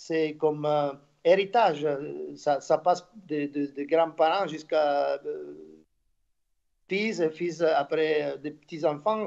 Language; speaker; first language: French; non-native, fluent; Slovak